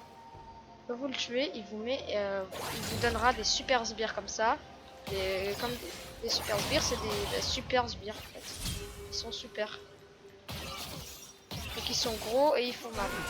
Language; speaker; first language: French; native; French